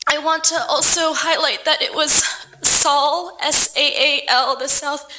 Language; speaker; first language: English; native; English